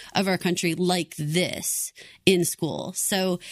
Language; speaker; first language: English; native; English